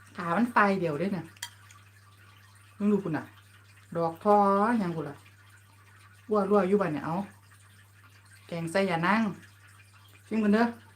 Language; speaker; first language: Thai; native; Thai